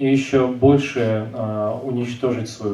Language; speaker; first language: Russian; native; Russian